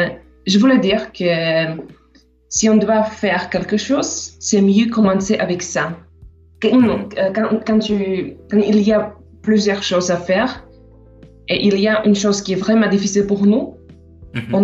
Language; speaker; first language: French; non-native, fluent; Slovak